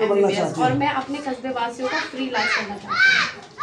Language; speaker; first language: Hindi; native; Hindi